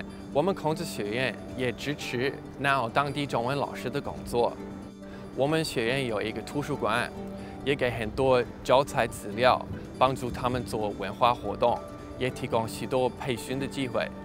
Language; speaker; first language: Chinese; non-native, fluent; English